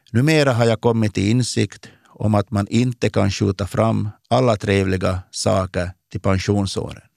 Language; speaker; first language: Swedish; native; Swedish